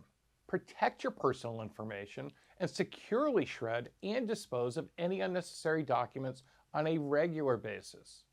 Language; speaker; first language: English; native; English